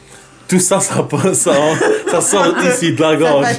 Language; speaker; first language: French; non-native, local second language; Arabic